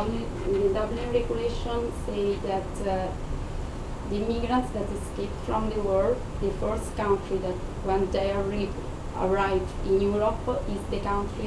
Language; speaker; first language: English; non-native, fluent; Italian